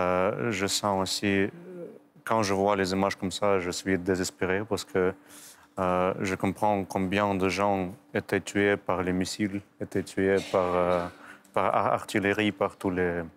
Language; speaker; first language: French; non-native, fluent; Ukrainian